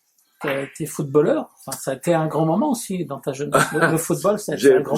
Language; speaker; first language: French; native; French